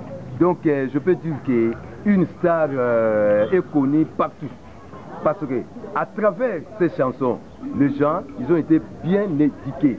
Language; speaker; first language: French; non-native, local second language; Lingala